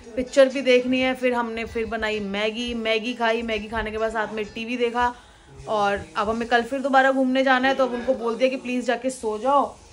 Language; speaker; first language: Hindi; native; Hindi